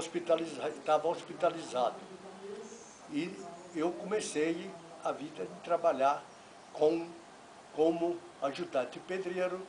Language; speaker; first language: Portuguese; non-native, fluent; Italian